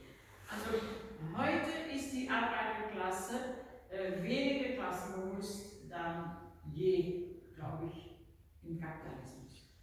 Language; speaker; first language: German; non-native, learner; Dutch